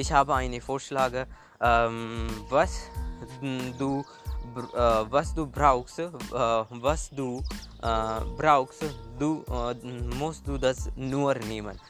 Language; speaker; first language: German; non-native, learner; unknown